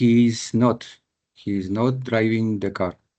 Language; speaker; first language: English; non-native, learner; Spanish